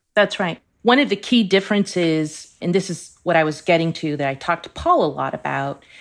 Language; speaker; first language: English; early bilingual, other home language; Persian